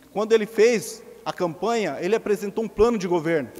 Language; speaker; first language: Portuguese; native; Portuguese